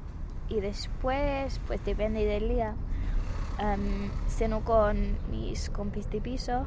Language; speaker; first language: Spanish; non-native, fluent; English